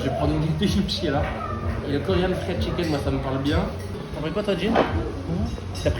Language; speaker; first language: French; native; French